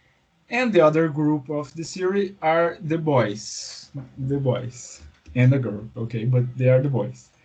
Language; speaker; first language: English; non-native, fluent; Portuguese